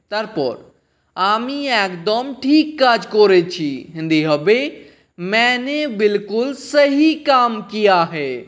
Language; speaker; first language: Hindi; non-native, fluent; Bangla